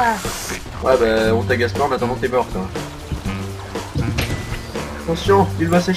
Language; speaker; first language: French; native; French